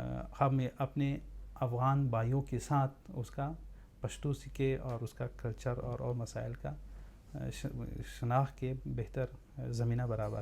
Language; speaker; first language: Hindi; non-native, fluent; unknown